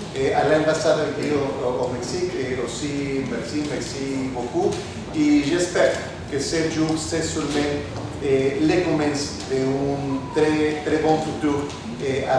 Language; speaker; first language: French; non-native, fluent; Spanish